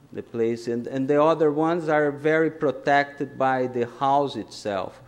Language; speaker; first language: English; non-native, fluent; Portuguese